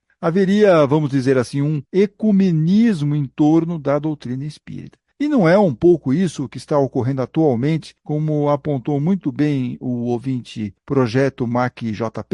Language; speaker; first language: Portuguese; native; Portuguese